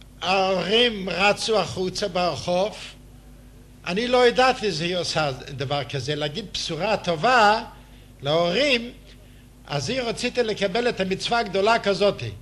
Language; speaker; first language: Hebrew; non-native, fluent; Yiddish